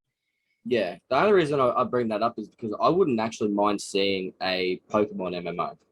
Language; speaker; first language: English; native; English